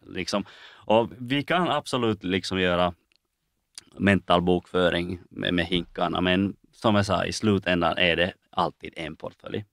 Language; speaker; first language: Swedish; non-native, local second language; Finnish